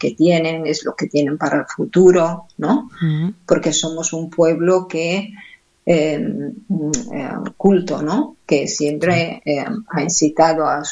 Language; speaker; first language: Catalan; non-native, fluent; Arabic